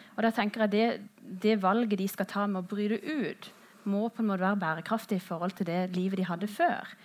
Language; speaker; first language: Norwegian; early bilingual, other home language; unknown